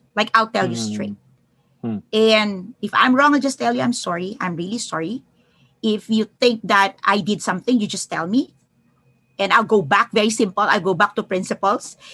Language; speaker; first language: English; non-native, local second language; Filipino